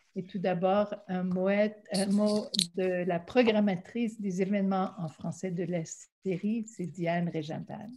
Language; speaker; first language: French; non-native, local second language; English